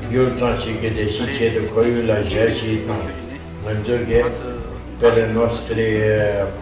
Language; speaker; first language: Italian; non-native, fluent; Tibetan